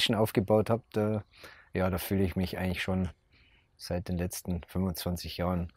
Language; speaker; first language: German; native; German